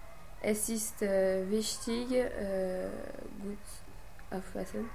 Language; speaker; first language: German; non-native, learner; French